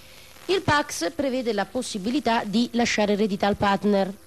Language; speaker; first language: Italian; native; Italian